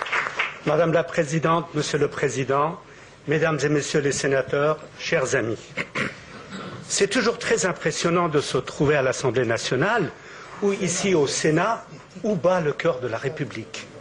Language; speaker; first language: French; native; French